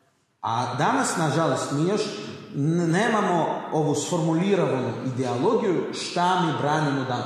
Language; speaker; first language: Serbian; non-native, learner; Russian